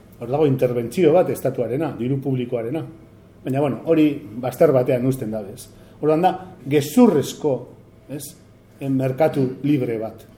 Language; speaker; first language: Basque; native; Basque